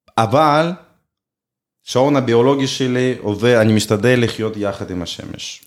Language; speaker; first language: Hebrew; non-native, fluent; Russian